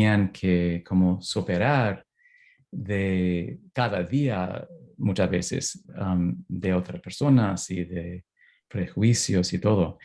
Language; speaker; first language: Spanish; non-native, fluent; English